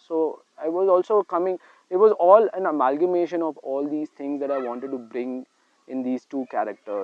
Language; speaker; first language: English; non-native, local second language; Hindi